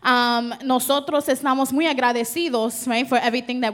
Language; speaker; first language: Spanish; early bilingual, heritage; Spanish